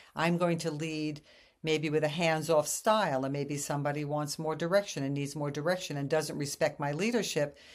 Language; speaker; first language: English; native; English